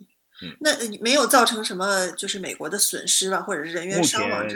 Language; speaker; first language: Chinese; native; Chinese